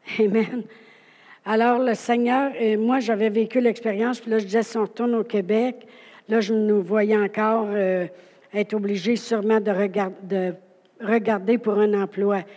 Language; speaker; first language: French; native; French